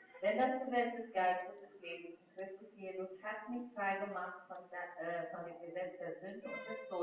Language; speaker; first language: German; non-native, fluent; Russian